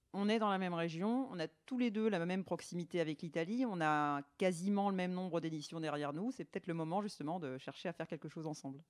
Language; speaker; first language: French; native; French